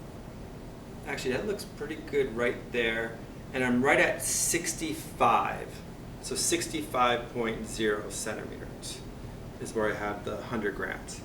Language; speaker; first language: English; native; English